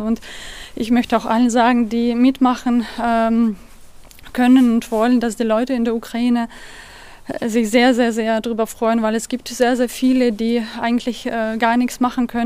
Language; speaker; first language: German; non-native, fluent; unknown